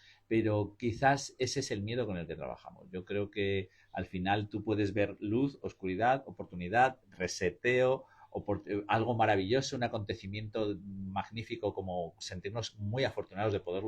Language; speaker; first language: Spanish; native; Spanish